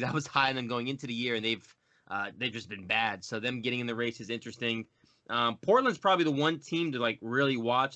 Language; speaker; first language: English; native; English